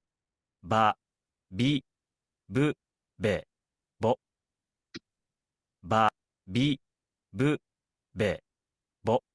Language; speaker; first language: Japanese; non-native, learner; Filipino